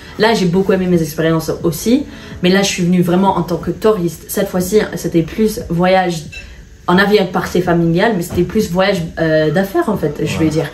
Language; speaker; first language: French; non-native, fluent; English